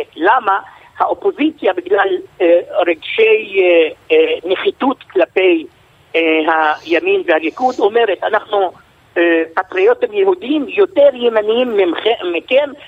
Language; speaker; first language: Hebrew; non-native, local second language; Arabic